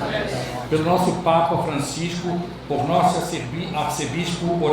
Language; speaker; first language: Portuguese; native; Portuguese